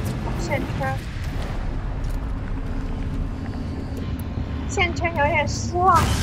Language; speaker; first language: Chinese; native; Chinese